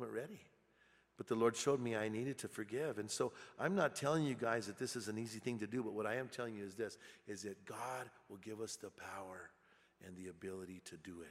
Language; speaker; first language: English; native; English